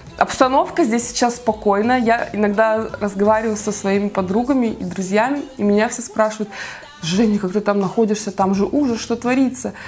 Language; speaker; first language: Russian; native; Russian